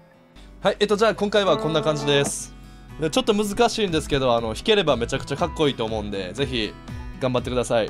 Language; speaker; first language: Japanese; native; Japanese